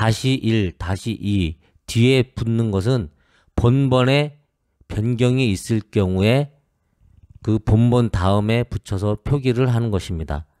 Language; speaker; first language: Korean; native; Korean